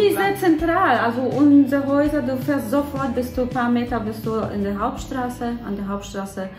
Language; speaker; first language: German; non-native, fluent; Polish